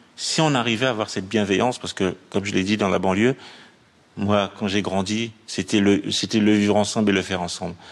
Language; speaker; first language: French; native; French